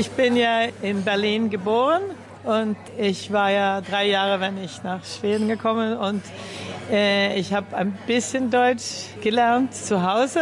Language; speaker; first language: German; early bilingual, heritage; German